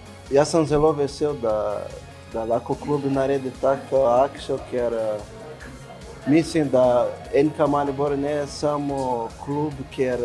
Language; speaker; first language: Slovenian; non-native, fluent; Portuguese